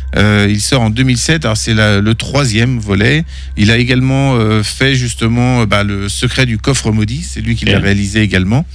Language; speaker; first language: French; native; French